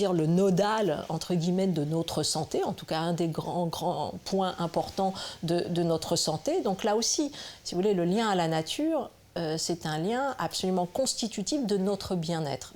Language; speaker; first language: French; native; French